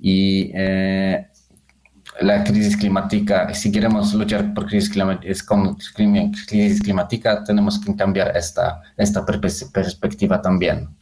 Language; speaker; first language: Spanish; non-native, fluent; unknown